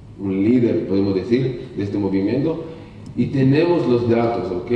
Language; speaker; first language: Spanish; non-native, learner; Hebrew